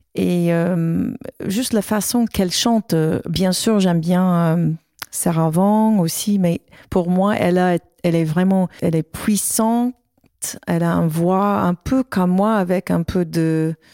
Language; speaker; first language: French; non-native, learner; English